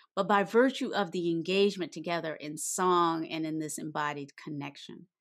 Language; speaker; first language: English; native; English